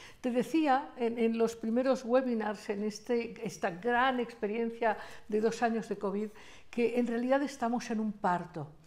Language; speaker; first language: Spanish; native; Spanish